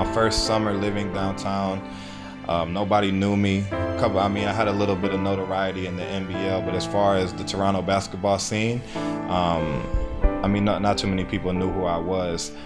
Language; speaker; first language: English; native; English